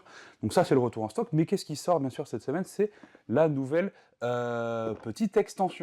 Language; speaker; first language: French; native; French